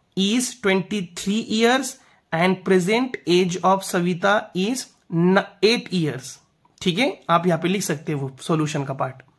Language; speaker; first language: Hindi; non-native, local second language; Marathi